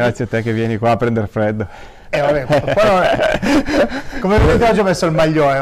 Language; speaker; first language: Italian; native; Italian